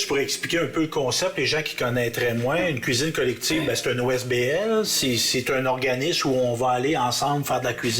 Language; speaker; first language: French; native; French